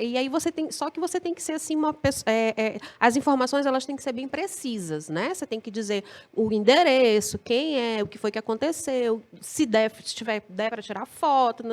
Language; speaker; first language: Portuguese; native; Portuguese